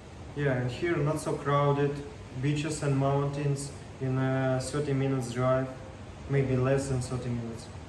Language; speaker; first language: English; non-native, learner; Russian